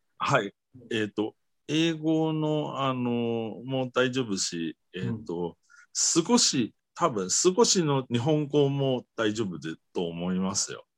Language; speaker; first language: Japanese; non-native, learner; Chinese